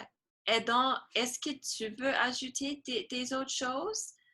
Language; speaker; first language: French; non-native, learner; English